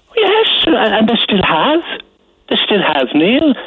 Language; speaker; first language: English; native; English